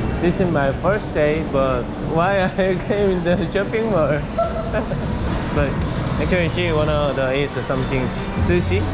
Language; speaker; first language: English; non-native, learner; Korean